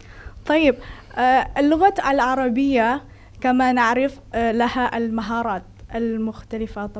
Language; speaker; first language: Arabic; non-native, fluent; Indonesian